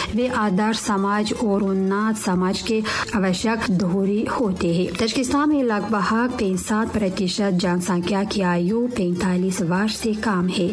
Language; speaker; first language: Hindi; non-native, fluent; Tajik